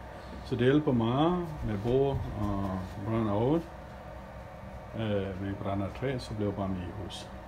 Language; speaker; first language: Danish; non-native, learner; Achinese